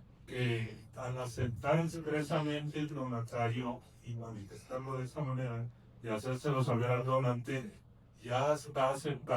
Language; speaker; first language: Spanish; native; Spanish